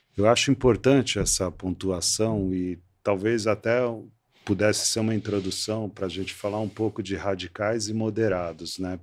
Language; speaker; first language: Portuguese; early bilingual, other home language; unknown